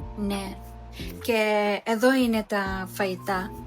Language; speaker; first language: Greek; non-native, learner; Filipino